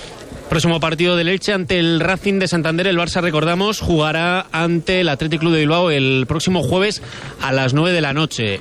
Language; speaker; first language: Spanish; native; Spanish